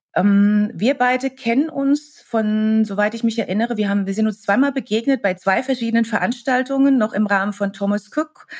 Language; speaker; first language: German; native; German